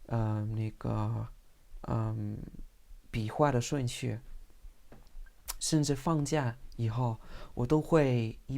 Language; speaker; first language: Chinese; non-native, fluent; English